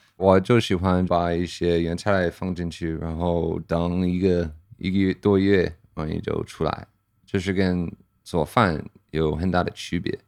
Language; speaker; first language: Chinese; non-native, fluent; English